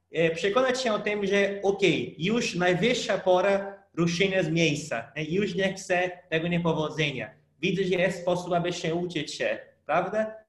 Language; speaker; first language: Polish; non-native, fluent; Portuguese